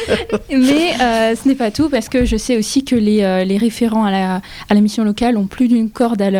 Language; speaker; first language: French; native; French